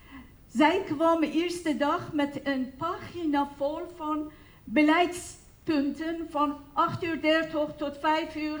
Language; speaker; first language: Dutch; non-native, fluent; Persian